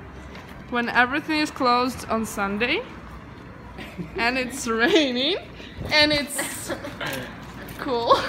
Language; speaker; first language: English; non-native, learner; Russian